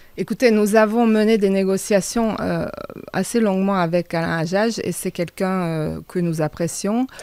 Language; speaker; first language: French; non-native, fluent; Hungarian